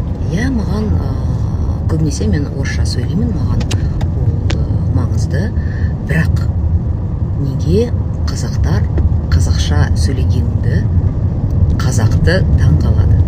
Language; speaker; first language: Kazakh; non-native, local second language; Russian